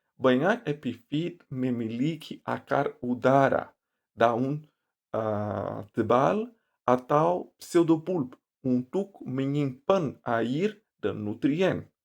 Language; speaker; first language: Indonesian; non-native, learner; Portuguese